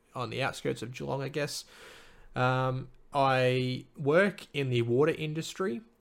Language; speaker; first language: English; native; English